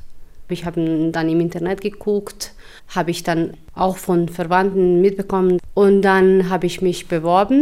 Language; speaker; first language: German; non-native, fluent; Albanian